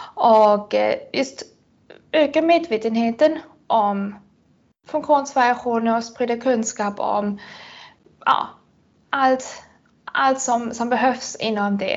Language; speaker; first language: Swedish; non-native, fluent; German